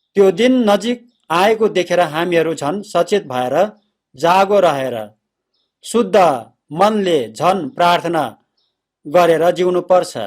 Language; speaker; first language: Nepali; non-native, fluent; Korean